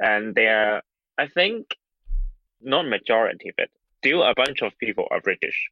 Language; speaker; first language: English; non-native, local second language; Cantonese